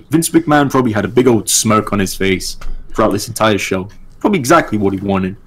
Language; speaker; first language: English; native; English